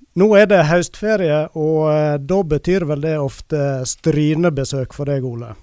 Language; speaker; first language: Norwegian; native; Norwegian